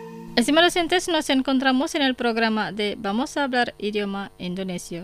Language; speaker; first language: Spanish; non-native, fluent; Indonesian